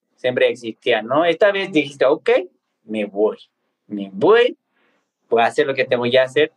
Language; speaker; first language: Spanish; non-native, fluent; Tibetan